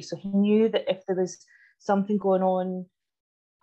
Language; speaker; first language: English; native; English